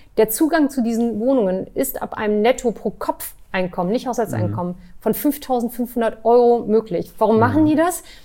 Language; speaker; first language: German; early bilingual, other home language; Turkish